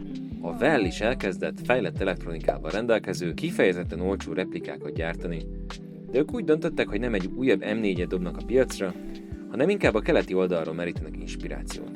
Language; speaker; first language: Hungarian; native; Hungarian